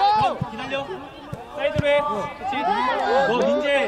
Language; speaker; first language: Korean; native; Korean